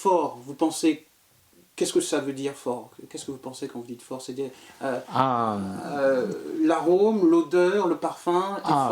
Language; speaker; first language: French; native; French